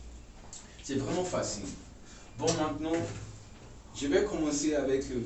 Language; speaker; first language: French; non-native, fluent; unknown